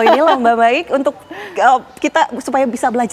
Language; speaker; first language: Indonesian; native; Indonesian